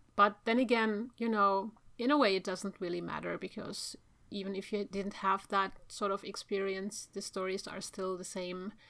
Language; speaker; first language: English; non-native, fluent; Czech